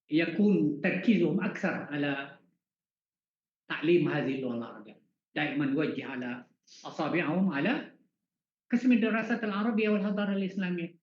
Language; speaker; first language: Arabic; non-native, fluent; Malay